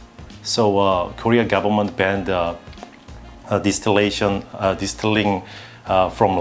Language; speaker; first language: English; non-native, learner; Korean